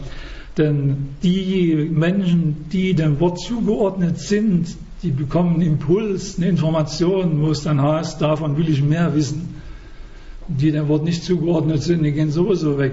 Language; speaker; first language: German; native; German